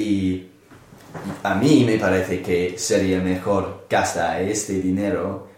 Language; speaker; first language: Spanish; non-native, learner; English